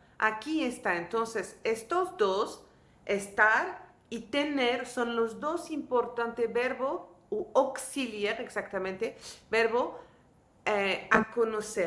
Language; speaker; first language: Spanish; non-native, fluent; French